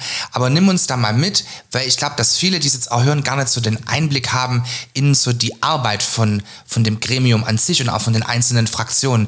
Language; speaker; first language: German; native; German